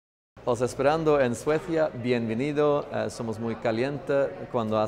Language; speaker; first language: Spanish; non-native, fluent; Swedish